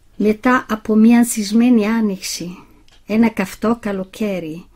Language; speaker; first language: Greek; non-native, fluent; Italian